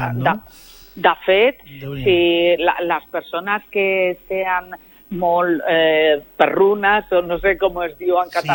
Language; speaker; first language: Catalan; non-native, local second language; Spanish